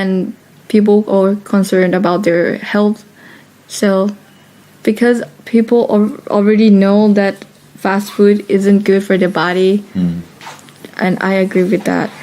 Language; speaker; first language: English; non-native, fluent; Thai